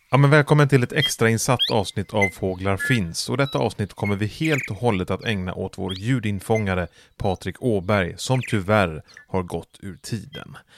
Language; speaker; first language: Swedish; native; Swedish